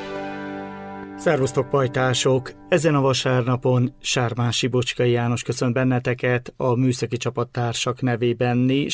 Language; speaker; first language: Hungarian; native; Hungarian